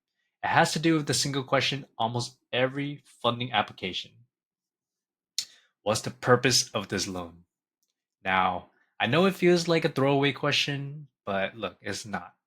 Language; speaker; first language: English; native; English